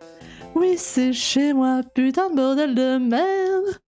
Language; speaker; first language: French; native; French